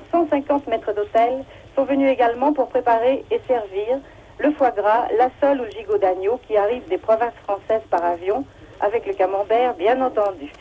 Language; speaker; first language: French; native; French